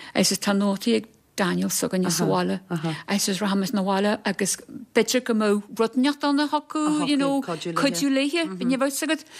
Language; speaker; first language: Irish; native; Irish